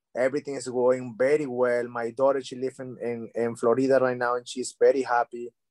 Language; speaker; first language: English; non-native, learner; Spanish